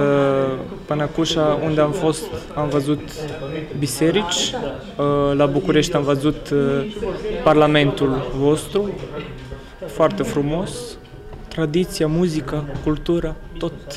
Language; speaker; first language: Romanian; early bilingual, heritage; Romanian